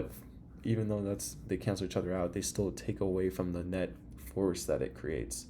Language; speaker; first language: English; native; English